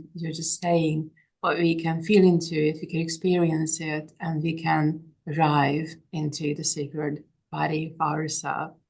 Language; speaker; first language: English; non-native, fluent; Hungarian